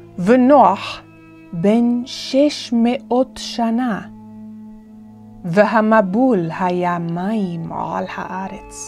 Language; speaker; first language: Hebrew; non-native, fluent; English